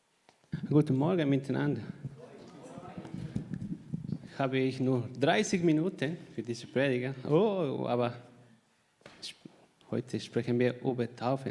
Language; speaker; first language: German; non-native, learner; Spanish